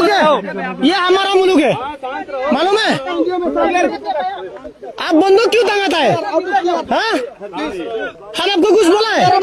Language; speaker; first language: Hindi; non-native, learner; Bangla